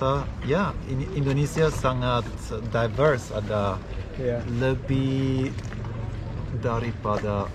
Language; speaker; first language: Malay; non-native, learner; German